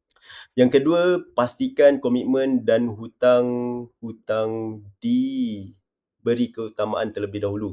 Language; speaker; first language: Malay; native; Malay